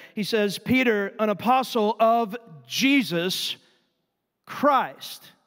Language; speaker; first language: English; native; English